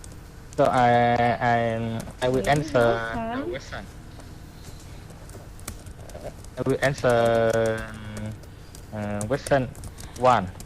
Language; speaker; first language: English; non-native, learner; Vietnamese